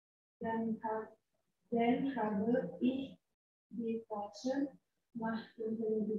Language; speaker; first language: German; non-native, learner; Indonesian